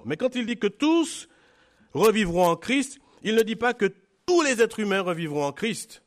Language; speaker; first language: French; native; French